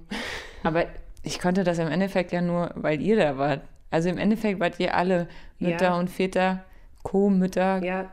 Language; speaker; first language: German; native; German